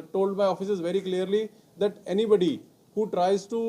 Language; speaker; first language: English; non-native, local second language; Punjabi